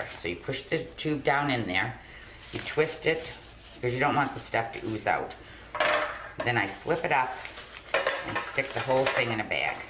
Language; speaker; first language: English; native; English